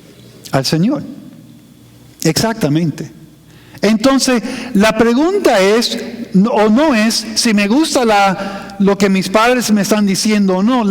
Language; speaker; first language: Spanish; non-native, fluent; English